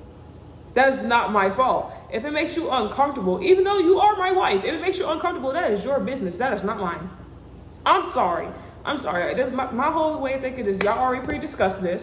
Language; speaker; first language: English; native; English